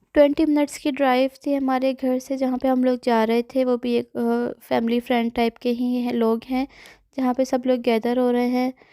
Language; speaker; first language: Urdu; native; Urdu